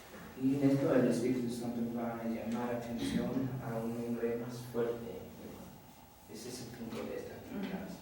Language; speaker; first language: Spanish; non-native, fluent; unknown